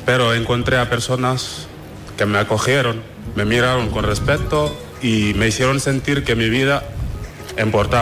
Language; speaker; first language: Spanish; non-native, fluent; Wolof